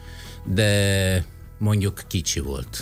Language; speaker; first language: Hungarian; non-native, fluent; Italian